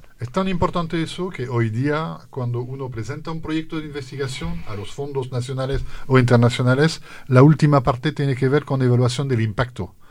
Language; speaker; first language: Spanish; non-native, fluent; French